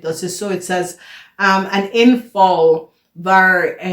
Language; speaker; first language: Dutch; non-native, fluent; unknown